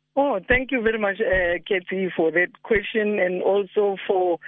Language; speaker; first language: English; non-native, local second language; Northern Sotho